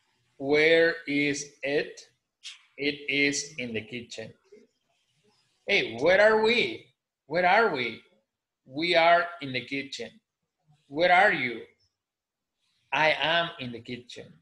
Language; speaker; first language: English; non-native, fluent; Spanish